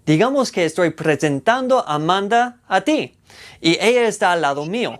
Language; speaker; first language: Spanish; non-native, fluent; English